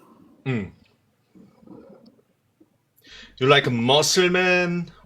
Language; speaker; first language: English; non-native, learner; Korean